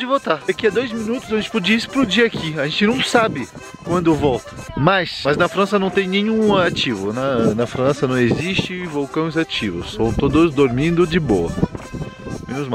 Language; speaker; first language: Portuguese; non-native, fluent; French